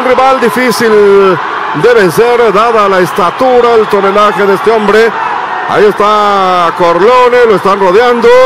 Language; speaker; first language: Spanish; native; Spanish